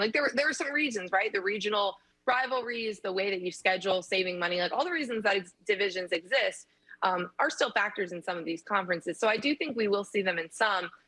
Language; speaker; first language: English; native; English